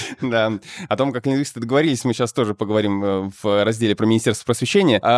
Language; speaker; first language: Russian; native; Russian